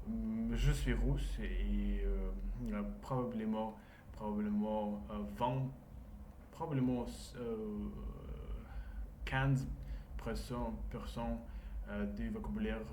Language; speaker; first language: French; non-native, learner; Russian